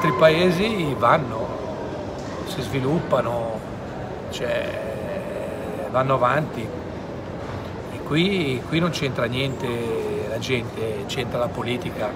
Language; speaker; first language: Italian; native; Italian